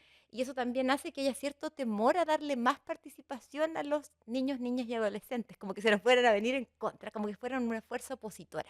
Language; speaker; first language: Spanish; native; Spanish